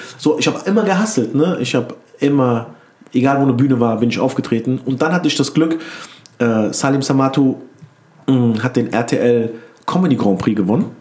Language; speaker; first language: German; early bilingual, other home language; Turkish